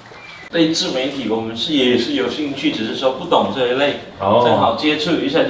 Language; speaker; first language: Chinese; native; Chinese